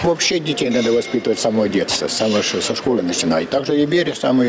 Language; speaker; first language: Russian; native; Russian